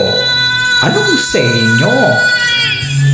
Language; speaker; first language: Filipino; native; Filipino